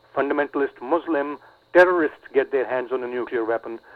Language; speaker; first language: English; non-native, local second language; Urdu